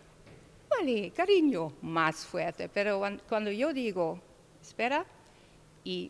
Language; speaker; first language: Spanish; non-native, learner; German